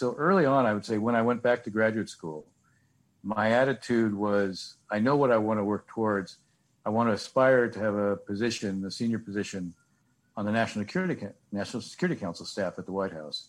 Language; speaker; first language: English; native; English